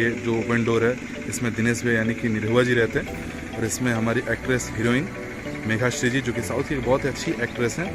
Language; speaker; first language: Hindi; native; Hindi